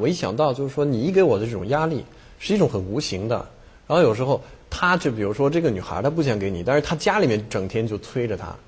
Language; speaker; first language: Chinese; non-native, fluent; French